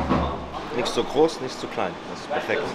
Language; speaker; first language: German; non-native, learner; English